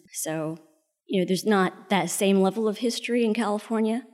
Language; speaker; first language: English; early bilingual, other home language; Spanish